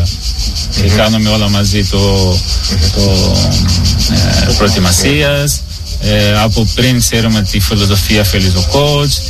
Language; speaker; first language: Greek; non-native, learner; Portuguese